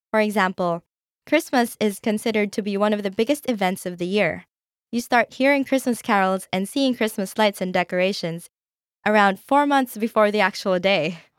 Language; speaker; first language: English; non-native, local second language; Filipino